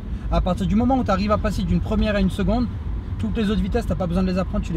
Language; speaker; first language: French; native; French